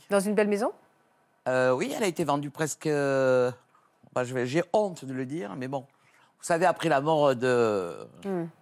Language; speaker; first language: French; native; French